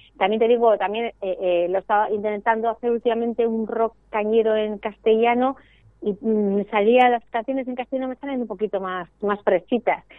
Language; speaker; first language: Spanish; native; Spanish